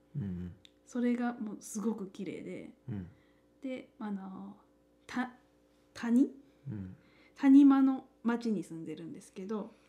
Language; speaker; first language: Japanese; native; Japanese